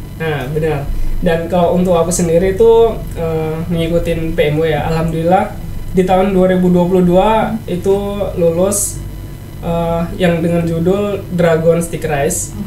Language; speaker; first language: Indonesian; native; Indonesian